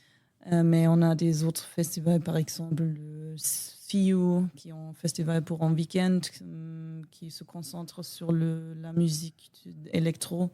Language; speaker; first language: French; non-native, learner; German